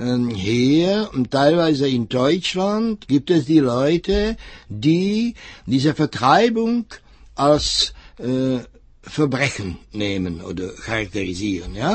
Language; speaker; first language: German; non-native, fluent; Czech